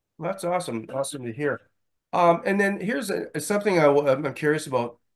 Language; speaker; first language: English; native; English